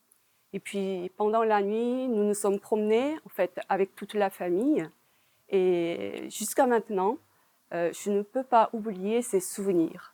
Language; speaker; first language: French; non-native, fluent; Korean